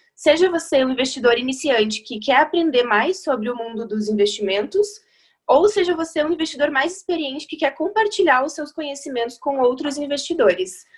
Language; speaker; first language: Portuguese; native; Portuguese